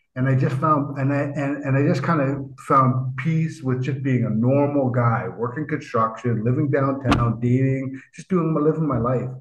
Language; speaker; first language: English; native; English